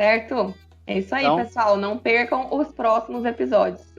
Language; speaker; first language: Portuguese; native; Portuguese